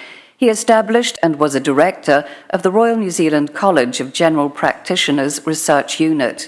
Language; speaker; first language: English; native; English